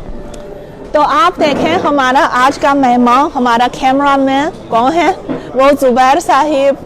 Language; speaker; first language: Hindi; non-native, learner; Chinese